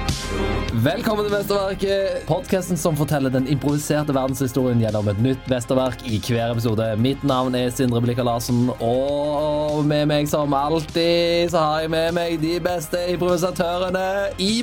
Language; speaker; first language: Norwegian; native; Norwegian